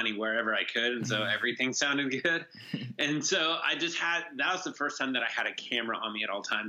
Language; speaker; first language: English; native; English